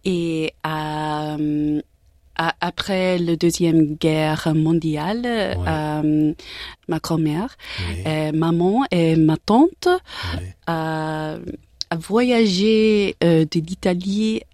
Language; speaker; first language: French; non-native, learner; English